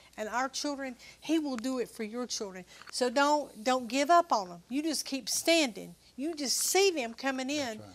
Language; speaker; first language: English; native; English